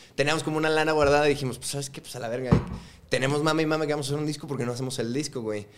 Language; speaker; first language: Spanish; native; Spanish